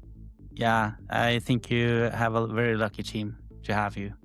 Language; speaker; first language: English; non-native, fluent; Norwegian